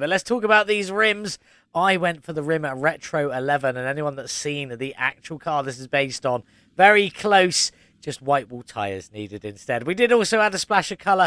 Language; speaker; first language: English; native; English